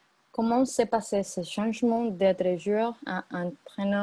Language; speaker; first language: French; non-native, learner; Spanish